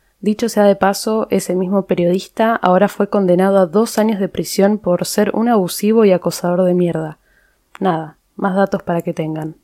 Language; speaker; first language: Spanish; native; Spanish